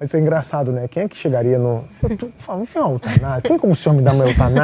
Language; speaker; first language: Portuguese; native; Portuguese